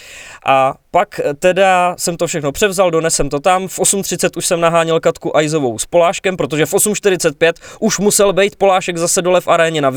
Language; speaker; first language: Czech; native; Czech